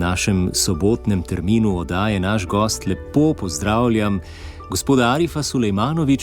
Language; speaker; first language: Slovenian; native; Slovenian